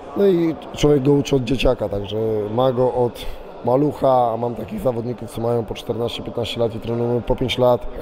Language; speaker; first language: Polish; native; Polish